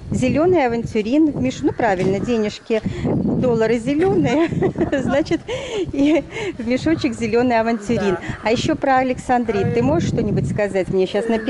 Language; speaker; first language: Russian; native; Russian